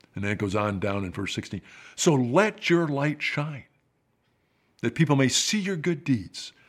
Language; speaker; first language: English; native; English